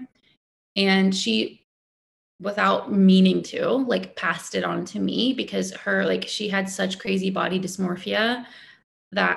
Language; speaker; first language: English; native; English